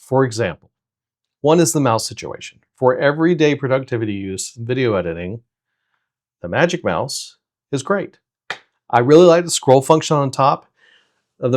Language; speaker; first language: English; native; English